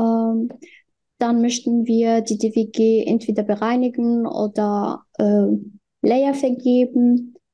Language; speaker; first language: German; non-native, fluent; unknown